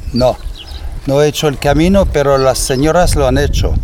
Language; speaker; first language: Spanish; non-native, fluent; French